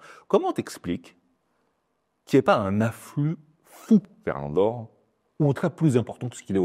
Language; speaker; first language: French; native; French